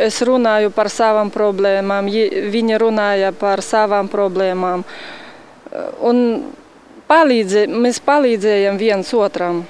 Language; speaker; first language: Latvian; non-native, local second language; Russian